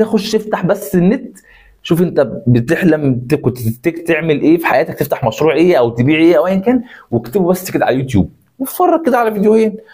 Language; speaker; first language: Arabic; native; Arabic